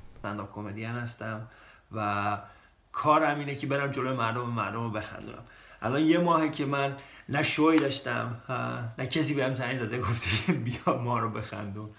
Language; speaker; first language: Persian; early bilingual, heritage; Persian